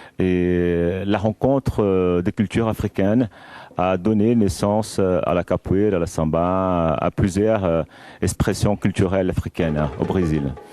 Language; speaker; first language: French; non-native, fluent; Portuguese